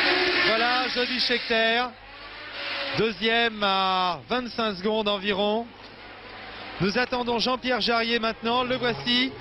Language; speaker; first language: French; native; French